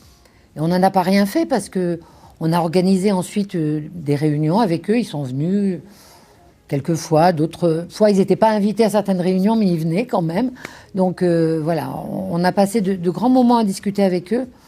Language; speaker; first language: French; native; French